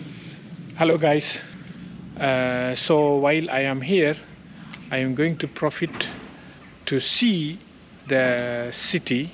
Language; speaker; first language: English; non-native, fluent; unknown